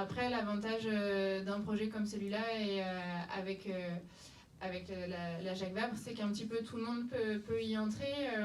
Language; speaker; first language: French; native; French